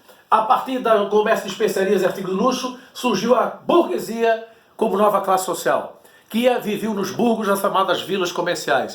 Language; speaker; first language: Portuguese; native; Portuguese